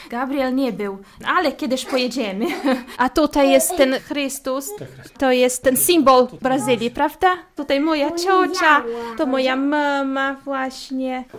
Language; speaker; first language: Polish; non-native, fluent; Portuguese